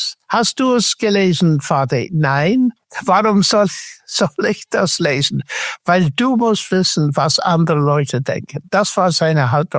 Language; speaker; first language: German; non-native, fluent; English